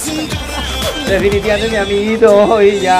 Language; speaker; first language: Spanish; native; Spanish